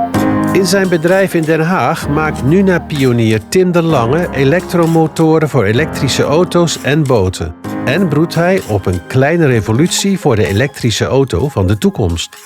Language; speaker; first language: Dutch; native; Dutch